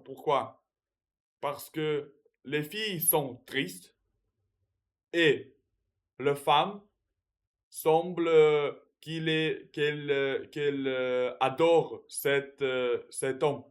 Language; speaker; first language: French; non-native, learner; Russian